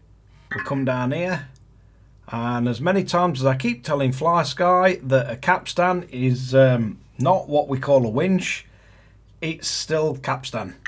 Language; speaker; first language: English; native; English